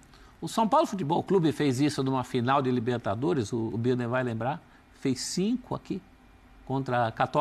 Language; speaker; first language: Portuguese; native; Portuguese